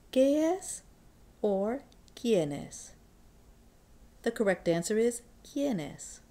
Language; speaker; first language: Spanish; non-native, fluent; English